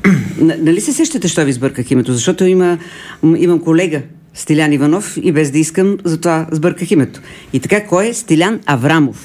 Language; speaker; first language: Bulgarian; native; Bulgarian